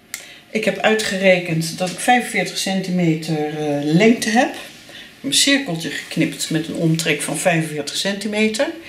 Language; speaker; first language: Dutch; native; Dutch